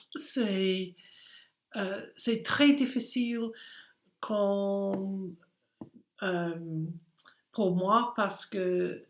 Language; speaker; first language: French; non-native, learner; English